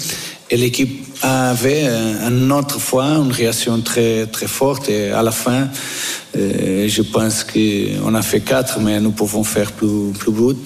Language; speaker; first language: French; non-native, fluent; Portuguese